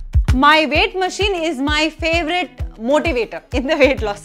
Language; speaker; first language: Tamil; non-native, local second language; Assamese